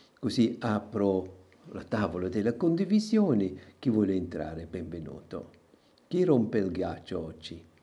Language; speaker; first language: Italian; non-native, local second language; German